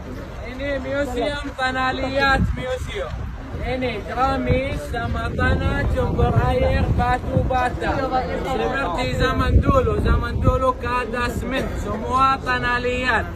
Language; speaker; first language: Indonesian; non-native, learner; Arabic